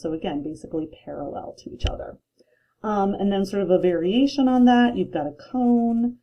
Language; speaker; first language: English; native; English